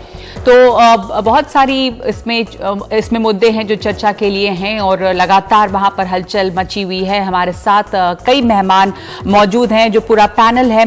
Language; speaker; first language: Hindi; native; Hindi